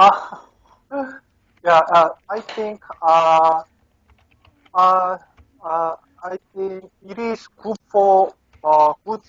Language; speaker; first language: English; non-native, learner; Korean